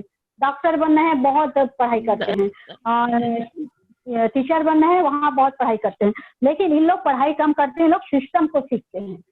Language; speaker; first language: Hindi; native; Hindi